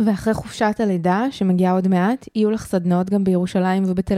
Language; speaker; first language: Hebrew; native; Hebrew